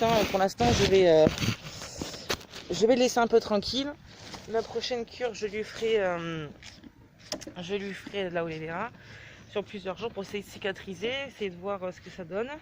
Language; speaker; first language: French; native; French